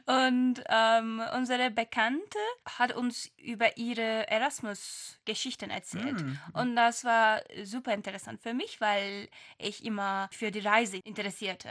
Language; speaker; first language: German; non-native, fluent; Turkish